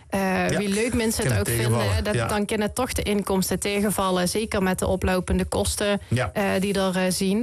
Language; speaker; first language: Dutch; native; Dutch